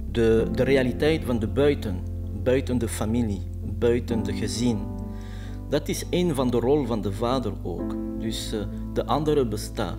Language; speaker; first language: Dutch; non-native, fluent; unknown